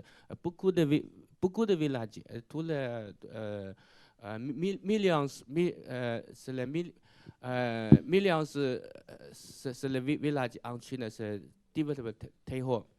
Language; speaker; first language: French; non-native, learner; Chinese